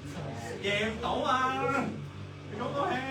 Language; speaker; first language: Cantonese; native; Cantonese